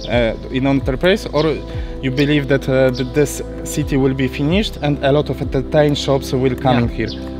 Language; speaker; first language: English; non-native, learner; Polish